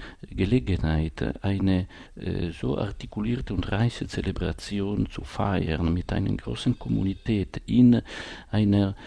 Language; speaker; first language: German; non-native, fluent; Italian